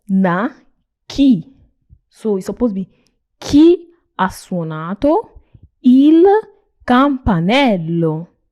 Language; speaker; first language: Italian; non-native, fluent; Nigerian Pidgin